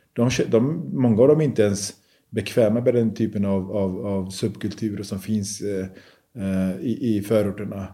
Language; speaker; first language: Swedish; early bilingual, other home language; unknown